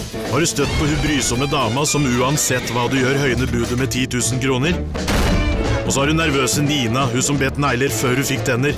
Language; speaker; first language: Norwegian; native; Norwegian